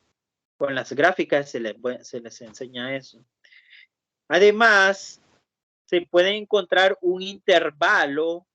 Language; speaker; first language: Spanish; native; Spanish